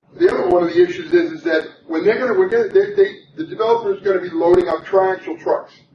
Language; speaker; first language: English; native; English